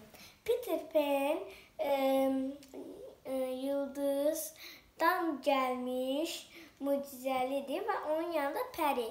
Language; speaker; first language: Turkish; non-native, learner; Azerbaijani